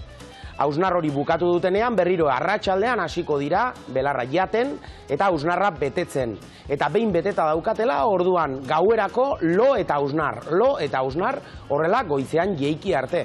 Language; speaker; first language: Basque; native; Basque